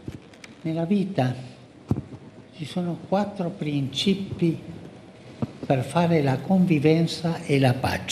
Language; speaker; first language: Italian; non-native, fluent; Spanish